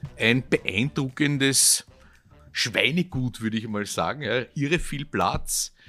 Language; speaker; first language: German; native; German